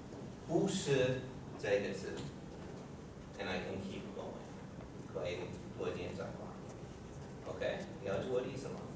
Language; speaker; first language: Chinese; non-native, learner; English